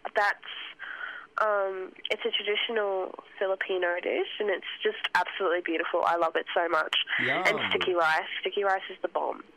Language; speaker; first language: English; non-native, local second language; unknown